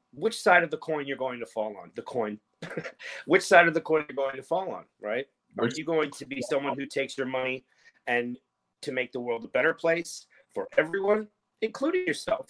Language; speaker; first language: English; native; English